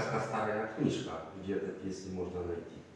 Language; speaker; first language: Ukrainian; non-native, learner; Polish